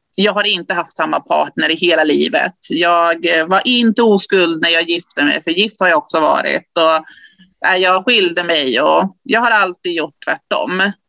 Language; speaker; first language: Swedish; early bilingual, other home language; Spanish